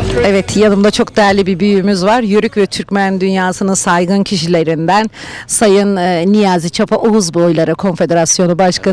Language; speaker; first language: Turkish; native; Turkish